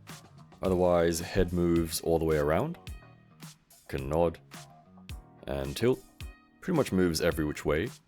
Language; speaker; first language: English; native; English